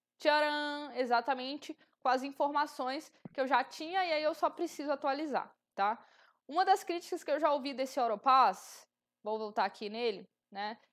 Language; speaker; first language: Portuguese; native; Portuguese